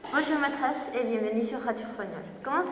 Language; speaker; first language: French; non-native, learner; Spanish